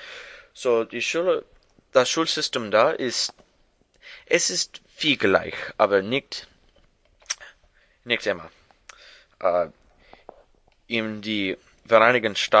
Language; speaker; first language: German; non-native, learner; English